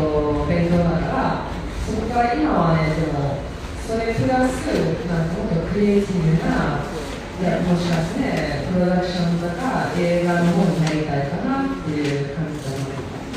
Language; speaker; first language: Japanese; early bilingual, heritage; Japanese